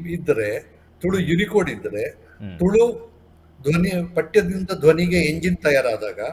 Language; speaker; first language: Kannada; non-native, local second language; Tulu